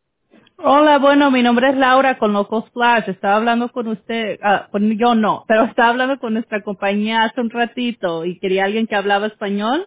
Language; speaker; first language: Spanish; early bilingual, heritage; Spanish